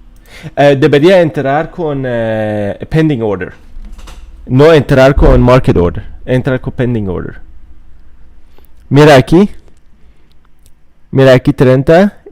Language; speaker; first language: Spanish; non-native, fluent; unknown